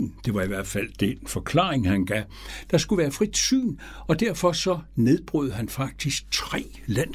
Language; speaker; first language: Danish; native; Danish